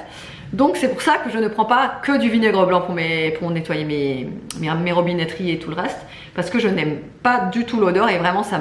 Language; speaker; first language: French; native; French